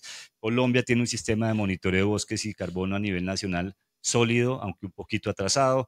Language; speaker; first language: Spanish; native; Spanish